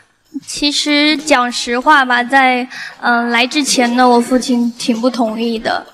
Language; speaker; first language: Chinese; native; Chinese